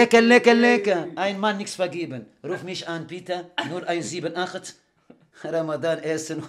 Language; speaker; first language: German; non-native, learner; Arabic